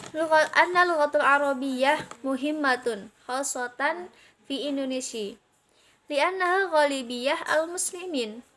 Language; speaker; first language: Arabic; non-native, learner; Indonesian